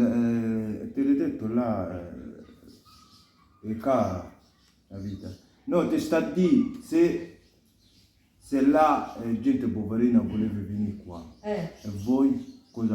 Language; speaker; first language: Italian; non-native, learner; Arabic